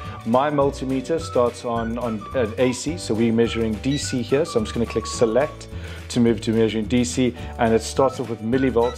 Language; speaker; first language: English; native; English